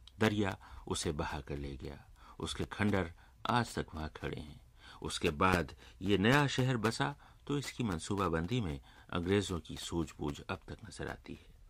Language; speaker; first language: Urdu; native; Urdu